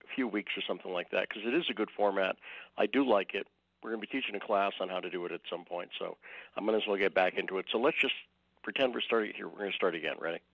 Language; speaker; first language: English; native; English